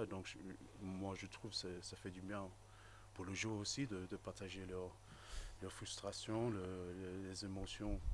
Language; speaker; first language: French; non-native, fluent; English